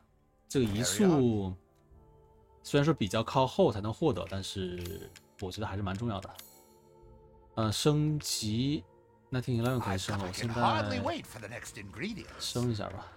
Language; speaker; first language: Chinese; native; Chinese